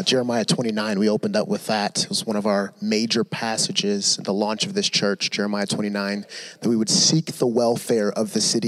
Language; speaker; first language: English; native; English